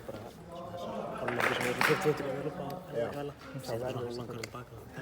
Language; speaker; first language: Icelandic; native; Icelandic